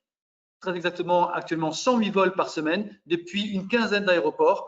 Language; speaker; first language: French; native; French